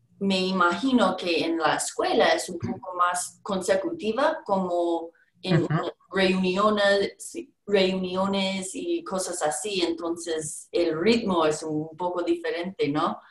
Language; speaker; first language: Spanish; non-native, learner; English